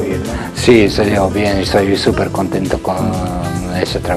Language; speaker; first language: Spanish; non-native, learner; Bulgarian